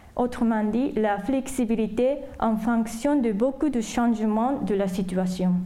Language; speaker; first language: French; non-native, fluent; Japanese